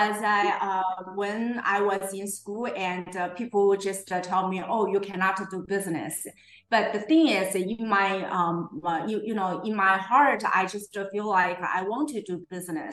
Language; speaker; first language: English; non-native, fluent; Chinese